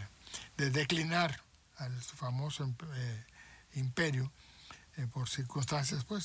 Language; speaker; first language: Spanish; native; Spanish